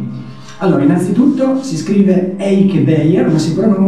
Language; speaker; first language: Italian; native; Italian